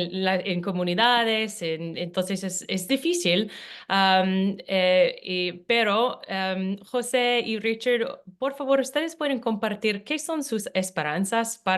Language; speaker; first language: Spanish; non-native, fluent; English